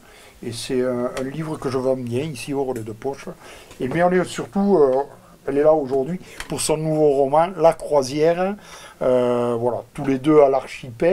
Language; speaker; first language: French; native; French